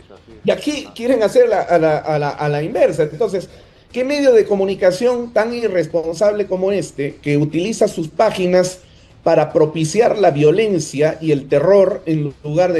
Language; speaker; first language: Spanish; native; Spanish